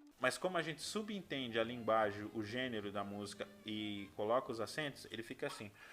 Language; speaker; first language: Portuguese; native; Portuguese